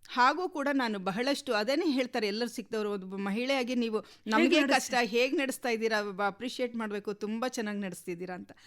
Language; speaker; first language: Kannada; native; Kannada